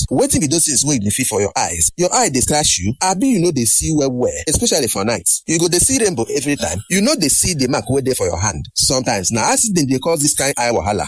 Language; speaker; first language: Nigerian Pidgin; native; Nigerian Pidgin